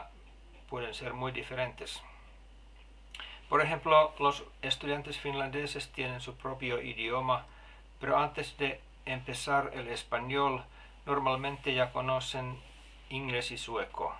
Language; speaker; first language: Spanish; non-native, learner; Finnish